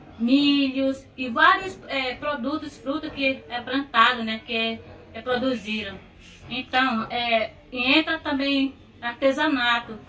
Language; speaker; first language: Portuguese; non-native, local second language; Ticuna